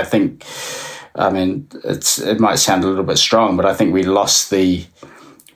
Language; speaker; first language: English; native; English